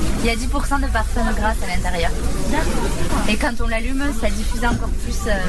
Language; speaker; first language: French; early bilingual, other home language; Spanish